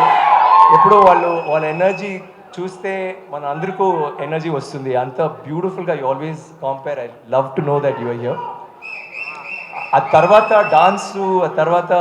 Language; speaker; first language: Telugu; non-native, local second language; Tamil